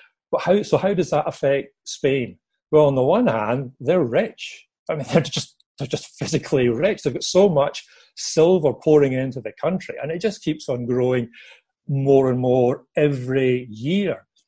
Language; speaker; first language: English; native; English